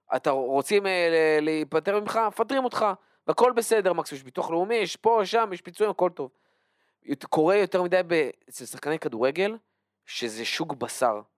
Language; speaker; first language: Hebrew; native; Hebrew